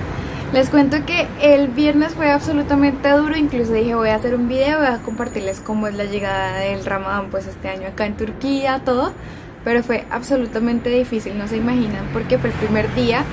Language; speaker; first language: Spanish; native; Spanish